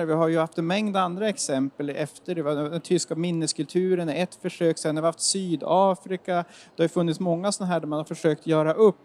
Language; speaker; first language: Swedish; native; Swedish